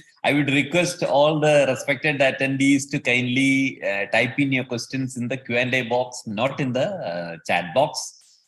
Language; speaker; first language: English; non-native, local second language; Malayalam